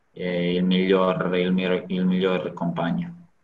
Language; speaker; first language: Italian; non-native, fluent; Serbian